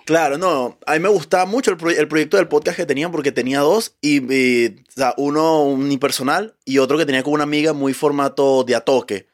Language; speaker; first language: Spanish; native; Spanish